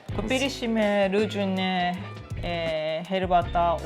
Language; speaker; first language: Polish; non-native, learner; Japanese